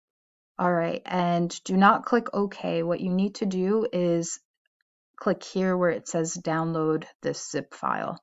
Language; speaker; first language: English; native; English